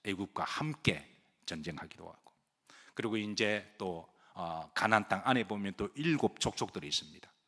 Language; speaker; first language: Korean; native; Korean